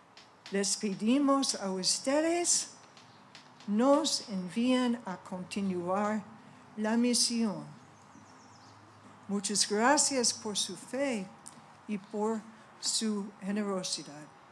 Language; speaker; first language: Spanish; non-native, fluent; English